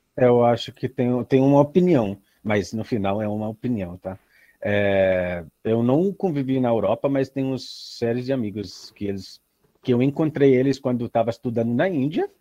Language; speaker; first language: Portuguese; non-native, learner; Arabic